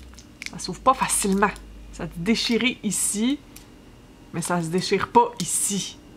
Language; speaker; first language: French; native; French